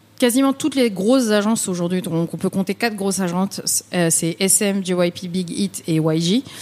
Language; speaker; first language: French; early bilingual, other home language; Vietnamese